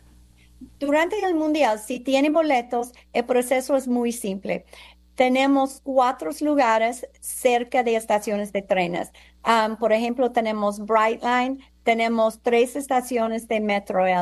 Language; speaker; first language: Spanish; non-native, fluent; English